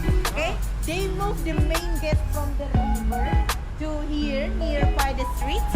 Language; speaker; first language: English; non-native, learner; Indonesian